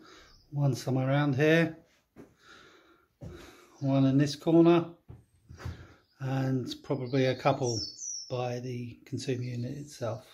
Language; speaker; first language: English; native; English